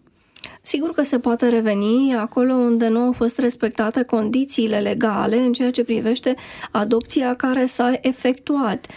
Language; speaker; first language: Romanian; native; Romanian